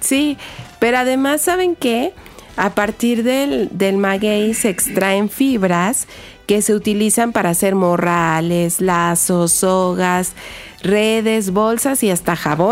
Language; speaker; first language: Spanish; native; Spanish